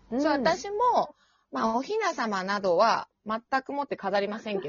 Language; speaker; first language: Japanese; native; Japanese